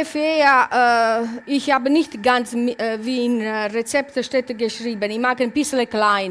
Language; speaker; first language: German; non-native, learner; Italian